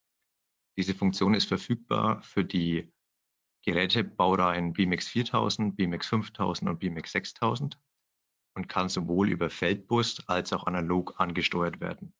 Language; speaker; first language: German; native; German